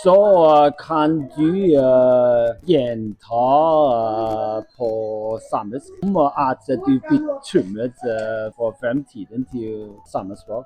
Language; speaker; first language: Norwegian; non-native, learner; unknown